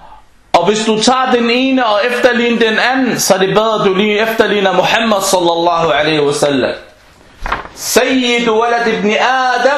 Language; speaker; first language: Danish; non-native, fluent; Arabic